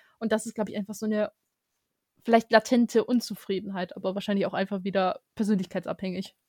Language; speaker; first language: German; early bilingual, other home language; Russian